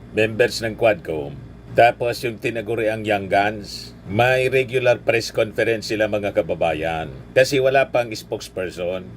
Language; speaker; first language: Filipino; non-native, local second language; Bikol